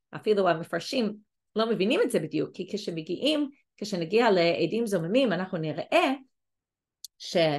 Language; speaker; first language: Hebrew; non-native, fluent; English